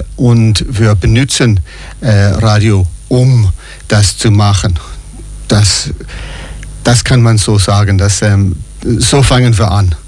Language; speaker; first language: German; non-native, fluent; English